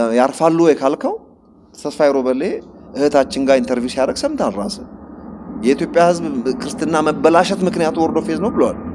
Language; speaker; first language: Amharic; non-native, local second language; Oromo